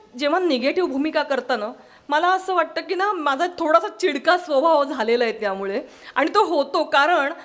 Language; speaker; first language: Marathi; non-native, local second language; Kannada